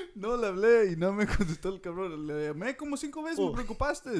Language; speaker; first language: Spanish; early bilingual, heritage; Spanish